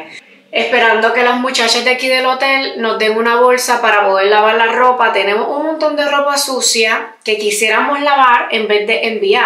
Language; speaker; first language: Spanish; native; Spanish